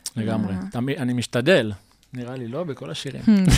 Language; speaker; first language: Hebrew; native; Hebrew